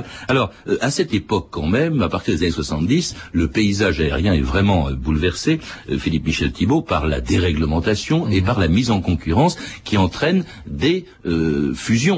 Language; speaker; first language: French; native; French